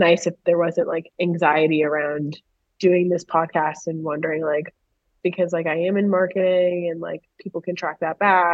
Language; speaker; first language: English; native; English